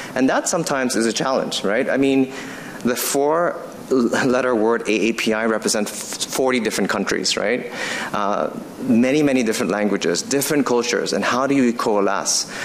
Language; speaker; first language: English; non-native, fluent; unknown